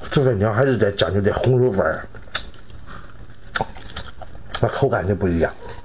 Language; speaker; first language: Chinese; native; Chinese